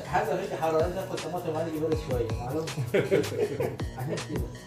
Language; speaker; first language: Arabic; non-native, learner; Urdu